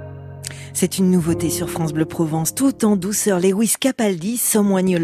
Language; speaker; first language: French; native; French